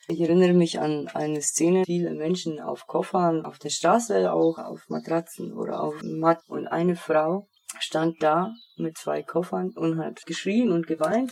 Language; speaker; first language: German; early bilingual, other home language; Polish